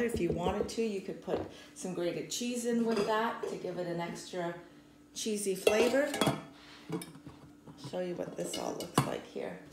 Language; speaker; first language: English; native; English